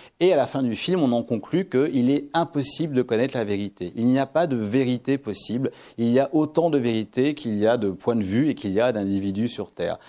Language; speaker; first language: French; native; French